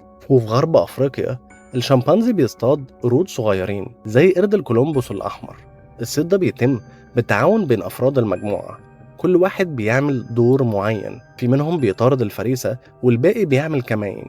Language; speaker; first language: Arabic; native; Arabic